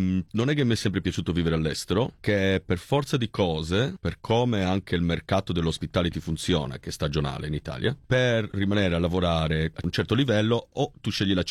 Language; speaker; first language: Italian; native; Italian